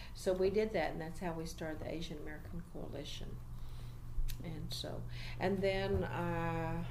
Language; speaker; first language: English; native; English